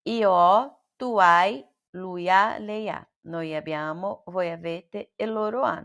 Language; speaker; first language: Italian; non-native, fluent; Portuguese